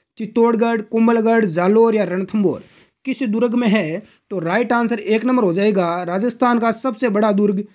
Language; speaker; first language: Hindi; native; Hindi